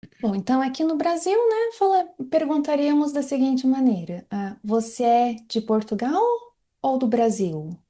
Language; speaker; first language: Portuguese; native; Portuguese